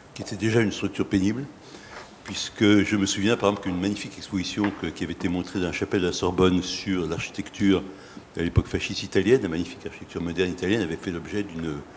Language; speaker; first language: French; native; French